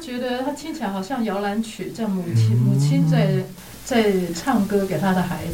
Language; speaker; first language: German; non-native, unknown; Chinese